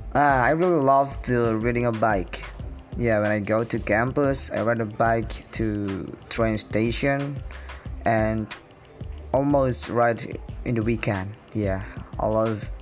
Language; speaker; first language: English; non-native, learner; Indonesian